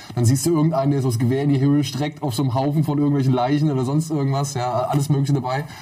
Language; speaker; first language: German; native; German